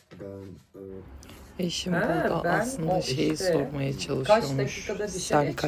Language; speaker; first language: Turkish; non-native, learner; Swedish